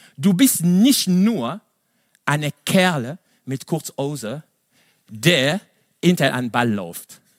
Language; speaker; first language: German; non-native, fluent; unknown